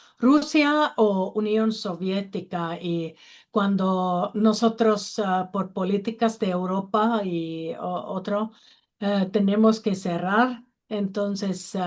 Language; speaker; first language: Spanish; non-native, learner; Finnish